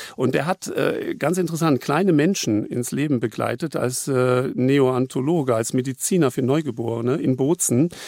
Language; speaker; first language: German; native; German